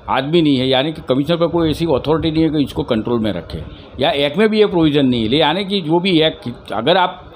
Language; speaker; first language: Hindi; native; Hindi